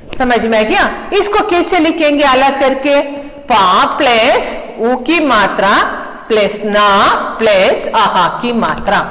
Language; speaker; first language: Hindi; non-native, local second language; Kannada